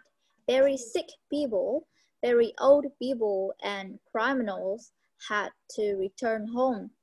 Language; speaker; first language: English; non-native, learner; Vietnamese